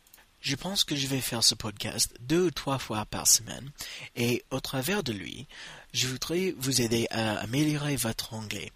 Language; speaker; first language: French; non-native, fluent; English